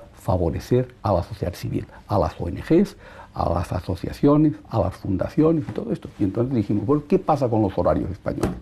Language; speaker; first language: Spanish; native; Spanish